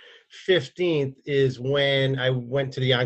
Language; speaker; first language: English; native; English